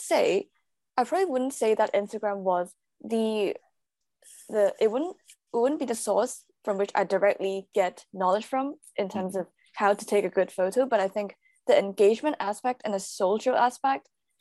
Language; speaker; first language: English; non-native, local second language; Cantonese